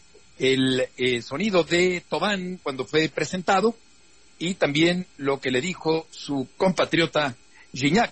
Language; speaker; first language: Spanish; native; Spanish